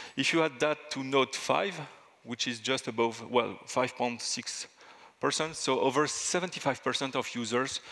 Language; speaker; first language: English; non-native, fluent; French